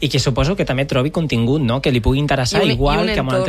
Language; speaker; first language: Catalan; native; Catalan